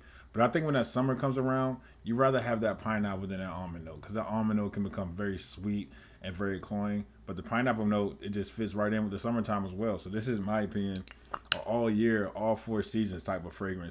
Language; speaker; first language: English; native; English